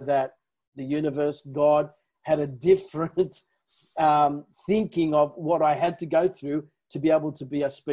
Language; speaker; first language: English; non-native, local second language; Italian